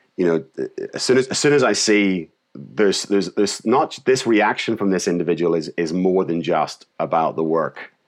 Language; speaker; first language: English; native; English